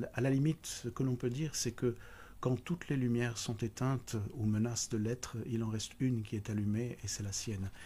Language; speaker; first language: French; native; French